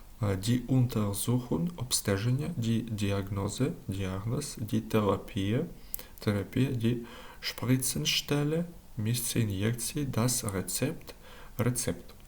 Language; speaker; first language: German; non-native, learner; Ukrainian